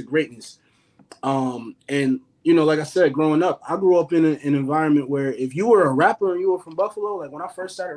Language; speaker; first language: English; native; English